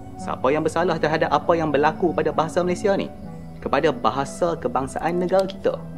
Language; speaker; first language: Malay; native; Malay